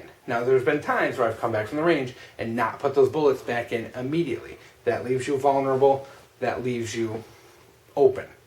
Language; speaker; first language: English; native; English